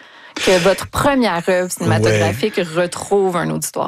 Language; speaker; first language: French; native; French